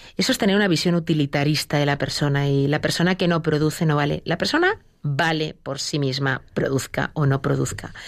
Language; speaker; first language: Spanish; native; Spanish